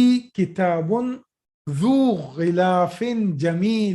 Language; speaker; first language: Arabic; non-native, fluent; Urdu